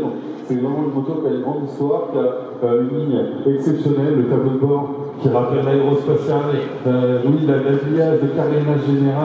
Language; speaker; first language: French; native; French